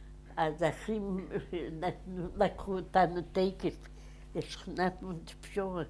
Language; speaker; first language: Hebrew; non-native, fluent; Yiddish